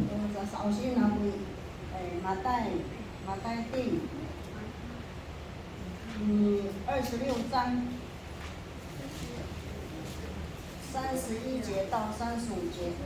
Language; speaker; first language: Chinese; non-native, local second language; Amis